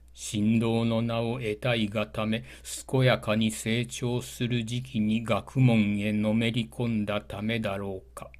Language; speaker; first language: Japanese; native; Japanese